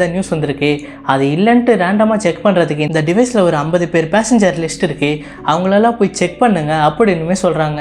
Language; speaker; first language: Tamil; native; Tamil